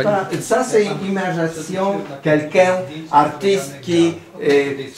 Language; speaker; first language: French; non-native, learner; Polish